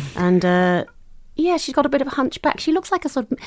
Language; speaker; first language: English; native; English